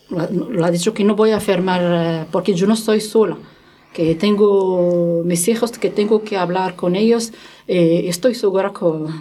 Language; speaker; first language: Spanish; non-native, learner; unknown